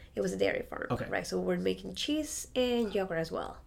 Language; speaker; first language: English; non-native, fluent; Spanish